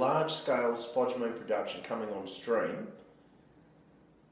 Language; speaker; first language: English; native; English